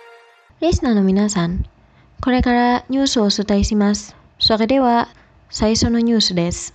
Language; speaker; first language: Japanese; non-native, fluent; Indonesian